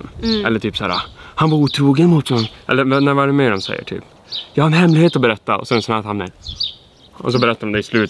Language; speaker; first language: Swedish; native; Swedish